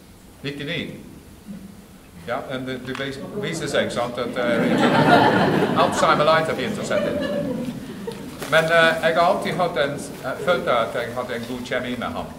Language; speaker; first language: Norwegian; non-native, fluent; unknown